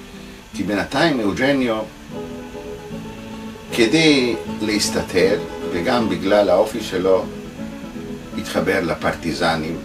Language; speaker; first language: Hebrew; non-native, fluent; Italian